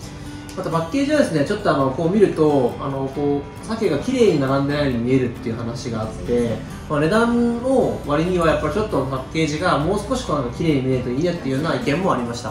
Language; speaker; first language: Japanese; native; Japanese